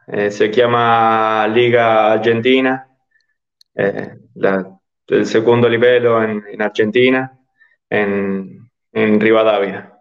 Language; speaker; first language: Italian; non-native, learner; Spanish